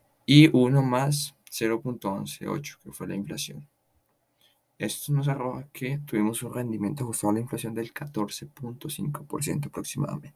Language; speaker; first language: Spanish; native; Spanish